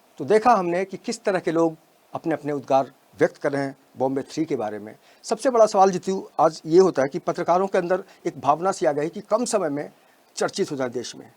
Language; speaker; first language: Hindi; native; Hindi